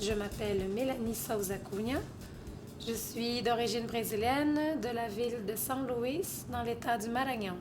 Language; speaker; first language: French; non-native, fluent; Portuguese